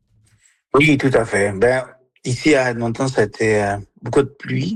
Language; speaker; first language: French; non-native, fluent; Spanish